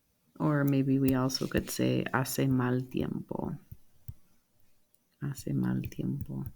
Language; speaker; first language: Spanish; non-native, fluent; English